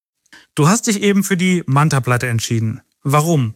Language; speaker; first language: German; native; German